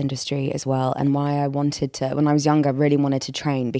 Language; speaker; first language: English; native; English